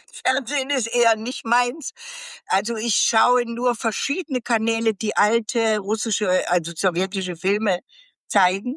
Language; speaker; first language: German; native; German